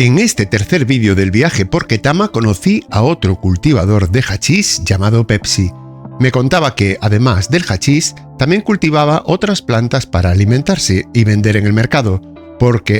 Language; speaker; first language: Spanish; native; Spanish